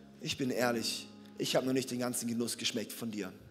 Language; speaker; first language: German; native; German